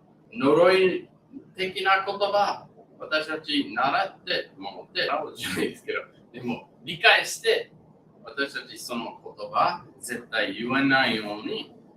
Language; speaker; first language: Japanese; non-native, learner; English